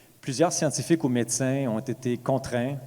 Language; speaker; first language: French; native; French